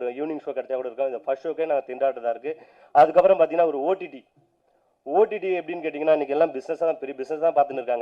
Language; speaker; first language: Tamil; native; Tamil